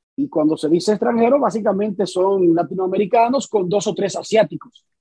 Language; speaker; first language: Spanish; native; Spanish